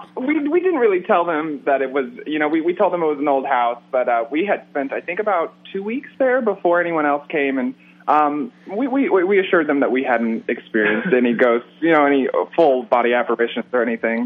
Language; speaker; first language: English; native; English